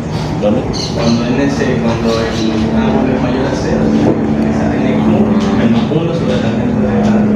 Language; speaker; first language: Spanish; native; Spanish